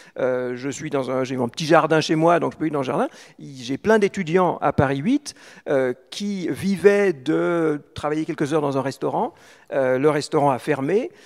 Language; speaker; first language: French; native; French